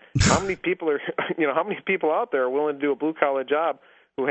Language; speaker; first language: English; native; English